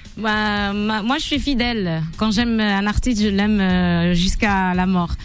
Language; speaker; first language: French; non-native, local second language; Kabyle